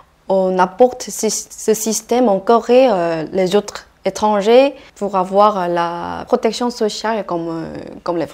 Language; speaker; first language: French; non-native, fluent; Korean